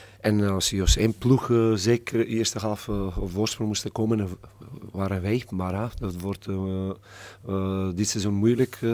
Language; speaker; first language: Dutch; non-native, fluent; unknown